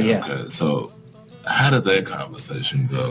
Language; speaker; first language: English; native; English